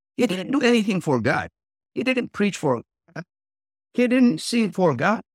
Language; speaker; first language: English; non-native, fluent; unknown